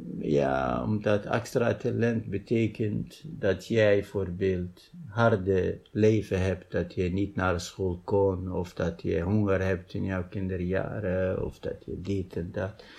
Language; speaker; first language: Dutch; non-native, fluent; Arabic